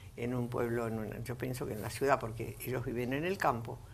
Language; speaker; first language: Spanish; native; Spanish